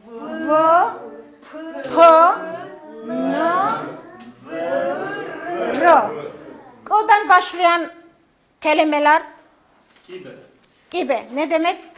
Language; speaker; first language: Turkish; non-native, learner; Georgian